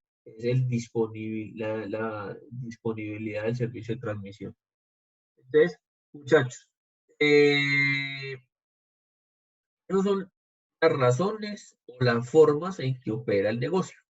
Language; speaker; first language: Spanish; native; Spanish